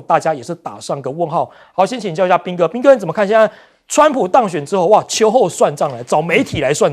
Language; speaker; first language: Chinese; native; Chinese